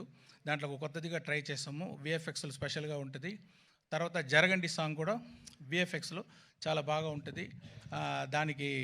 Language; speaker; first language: Telugu; non-native, fluent; Tamil